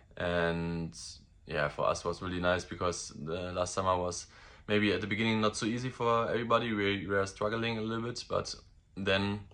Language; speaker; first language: English; non-native, fluent; German